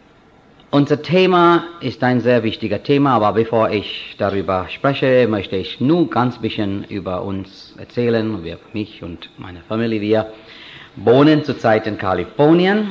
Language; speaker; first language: German; non-native, fluent; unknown